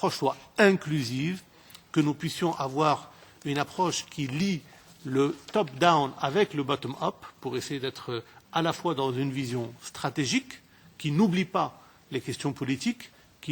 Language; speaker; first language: French; non-native, local second language; Arabic